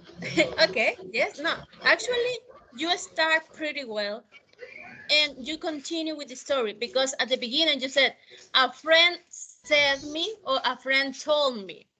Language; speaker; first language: English; non-native, fluent; Spanish